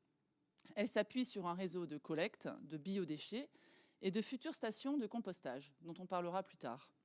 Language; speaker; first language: French; native; French